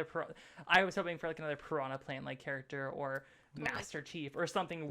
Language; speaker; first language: English; native; English